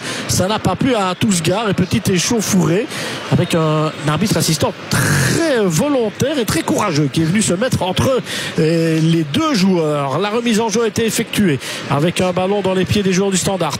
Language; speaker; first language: French; native; French